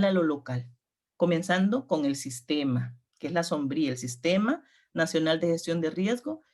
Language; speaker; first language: Spanish; native; Spanish